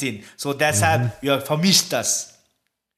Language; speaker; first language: German; non-native, learner; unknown